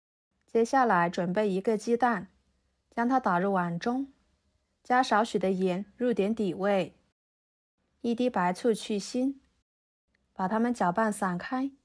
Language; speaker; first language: Chinese; native; Chinese